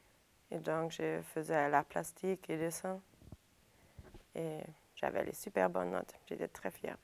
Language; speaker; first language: French; non-native, fluent; German